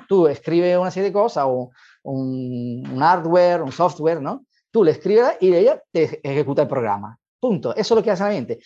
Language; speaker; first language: Spanish; non-native, fluent; Italian